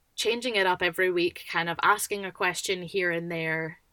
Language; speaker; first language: English; native; English